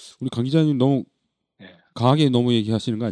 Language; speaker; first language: Korean; native; Korean